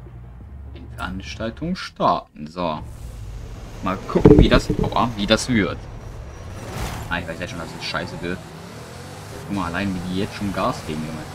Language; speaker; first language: German; native; German